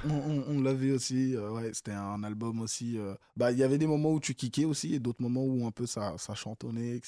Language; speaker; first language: French; native; French